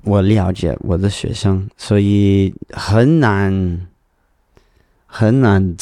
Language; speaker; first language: Chinese; non-native, learner; English